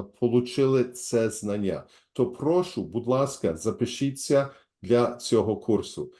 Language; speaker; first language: Ukrainian; early bilingual, heritage; Ukrainian